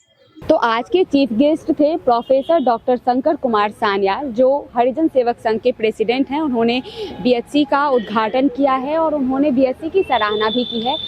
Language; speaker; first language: Hindi; native; Hindi